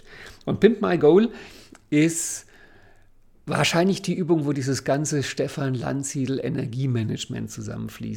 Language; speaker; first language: German; native; German